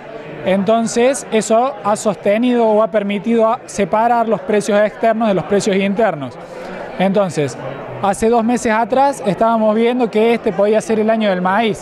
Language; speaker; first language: Spanish; native; Spanish